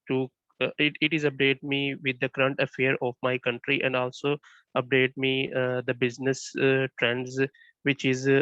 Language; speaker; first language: English; non-native, learner; Bangla